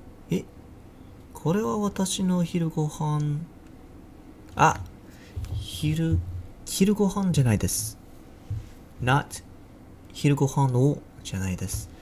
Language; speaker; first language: Japanese; non-native, learner; English